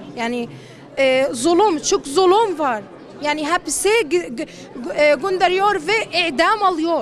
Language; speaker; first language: Turkish; non-native, learner; Arabic